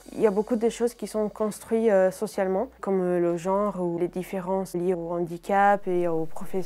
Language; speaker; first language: French; non-native, fluent; Italian